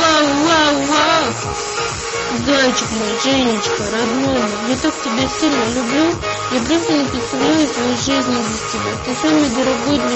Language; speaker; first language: Russian; native; Russian